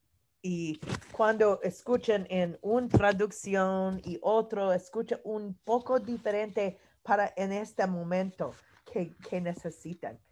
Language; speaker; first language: Spanish; non-native, learner; English